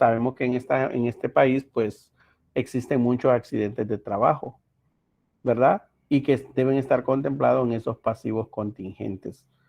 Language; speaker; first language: Spanish; native; Spanish